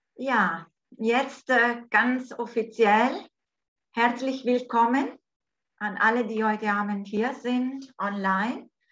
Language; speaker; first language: German; non-native, fluent; Italian